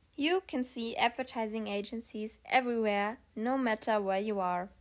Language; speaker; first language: English; non-native, fluent; German